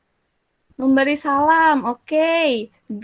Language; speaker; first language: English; non-native, fluent; Indonesian